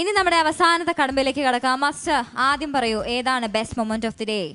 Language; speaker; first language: Malayalam; native; Malayalam